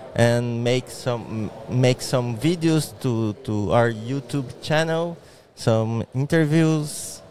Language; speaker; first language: English; non-native, learner; Portuguese